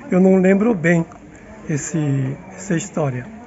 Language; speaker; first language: Portuguese; non-native, fluent; Japanese